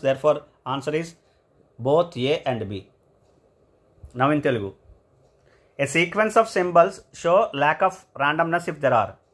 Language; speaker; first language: English; non-native, local second language; Telugu